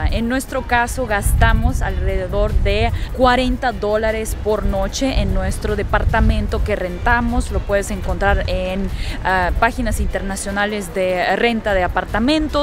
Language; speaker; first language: Spanish; early bilingual, heritage; Russian